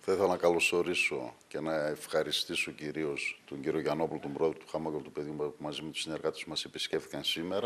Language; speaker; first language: Greek; native; Greek